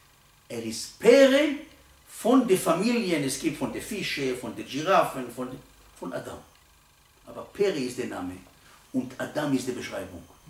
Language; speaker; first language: German; non-native, learner; Hebrew